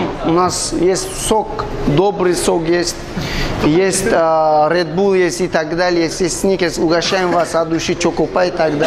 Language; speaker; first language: Russian; non-native, fluent; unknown